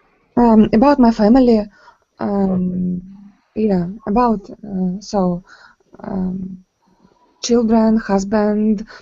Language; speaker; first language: English; non-native, learner; Ukrainian